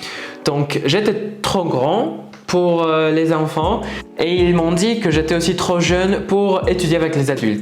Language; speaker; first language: French; non-native, fluent; Spanish